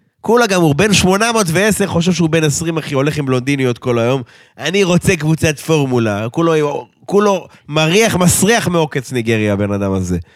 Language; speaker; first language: Hebrew; native; Hebrew